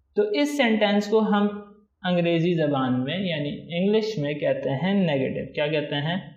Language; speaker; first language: Urdu; native; Urdu